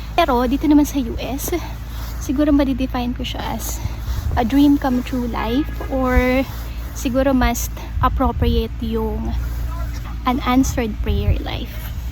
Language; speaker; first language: Filipino; native; Filipino